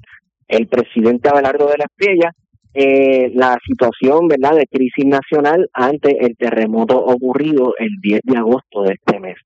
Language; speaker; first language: Spanish; native; Spanish